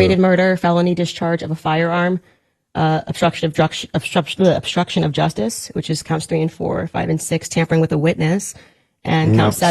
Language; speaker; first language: English; native; English